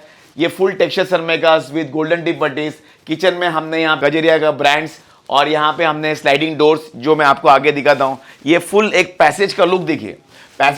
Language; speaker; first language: Hindi; non-native, local second language; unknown